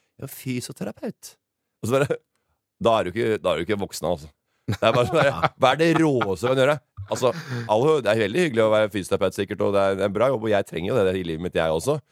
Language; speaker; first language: Norwegian; native; Norwegian